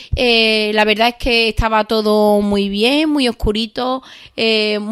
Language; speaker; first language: Spanish; native; Spanish